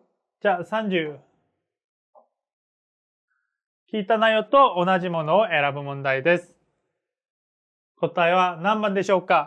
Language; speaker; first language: Japanese; non-native, fluent; Korean